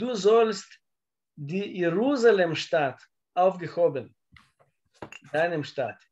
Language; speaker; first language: German; non-native, learner; Russian